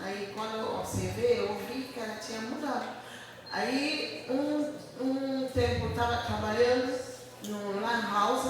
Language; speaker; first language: Portuguese; non-native, learner; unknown